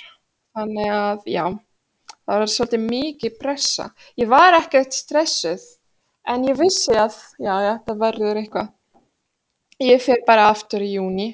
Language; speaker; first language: Icelandic; non-native, fluent; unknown